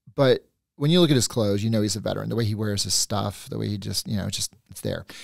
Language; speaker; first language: English; native; English